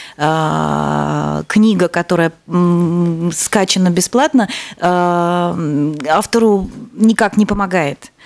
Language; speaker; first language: Russian; native; Russian